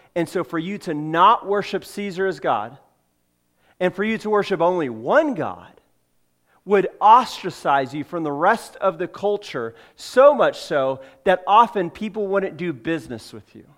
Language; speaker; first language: English; native; English